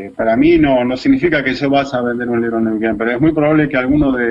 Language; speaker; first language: Spanish; native; Spanish